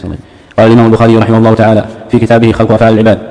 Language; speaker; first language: Arabic; native; Arabic